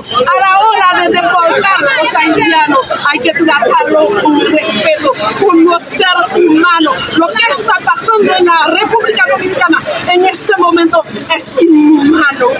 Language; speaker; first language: Spanish; non-native, fluent; Haitian Creole